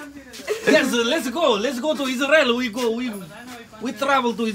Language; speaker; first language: English; non-native, learner; Nepali